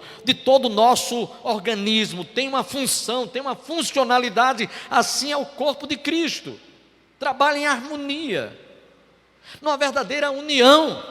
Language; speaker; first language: Portuguese; native; Portuguese